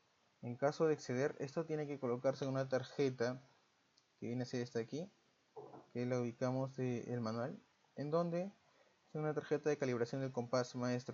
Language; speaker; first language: Spanish; native; Spanish